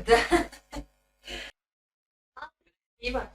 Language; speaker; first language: Russian; native; Russian